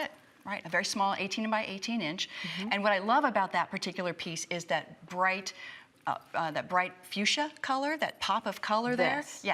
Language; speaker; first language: English; native; English